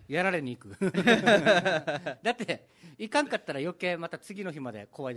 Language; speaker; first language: Japanese; native; Japanese